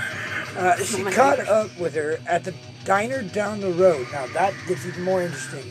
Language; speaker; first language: English; native; English